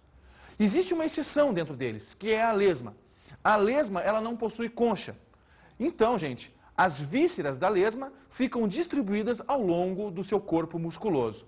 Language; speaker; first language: Portuguese; native; Portuguese